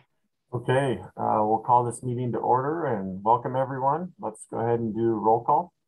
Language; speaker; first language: English; native; English